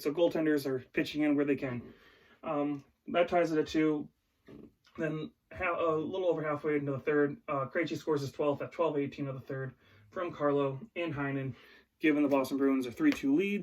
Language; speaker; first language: English; native; English